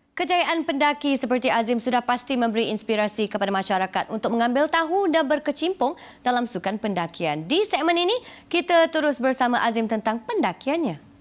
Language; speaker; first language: Malay; native; Malay